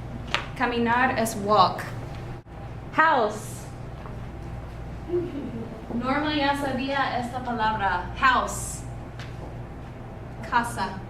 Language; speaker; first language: Spanish; non-native, fluent; English